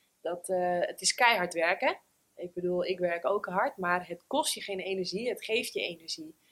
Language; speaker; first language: Dutch; native; Dutch